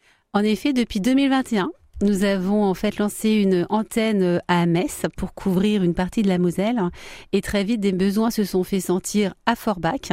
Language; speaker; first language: French; native; French